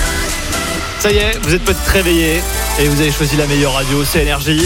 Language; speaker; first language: French; native; French